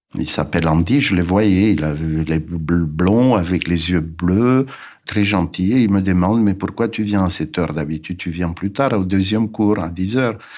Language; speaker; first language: French; non-native, fluent; Romanian